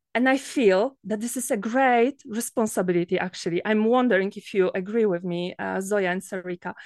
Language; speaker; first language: English; non-native, fluent; Polish